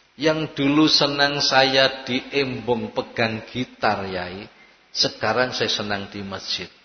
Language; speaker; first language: Indonesian; non-native, local second language; Javanese